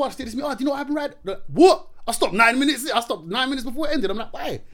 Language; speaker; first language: English; non-native, local second language; Arabic